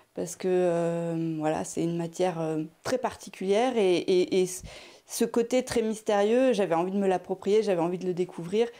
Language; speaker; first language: French; native; French